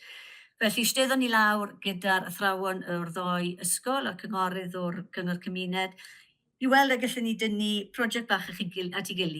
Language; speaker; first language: Welsh; native; Welsh